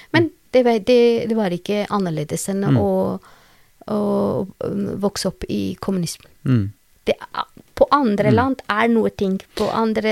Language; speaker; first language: Norwegian; non-native, learner; Albanian